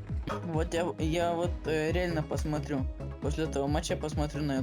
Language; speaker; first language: Russian; native; Russian